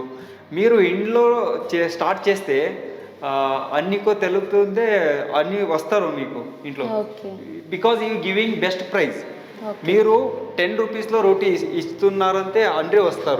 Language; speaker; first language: Telugu; non-native, local second language; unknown